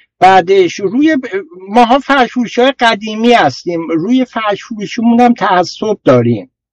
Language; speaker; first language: Persian; non-native, local second language; Azerbaijani